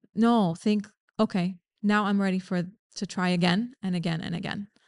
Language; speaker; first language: English; native; English